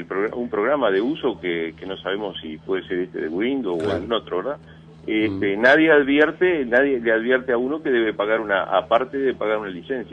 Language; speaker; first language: Spanish; native; Spanish